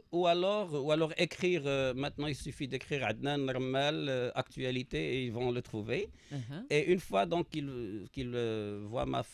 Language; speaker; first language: French; non-native, local second language; Arabic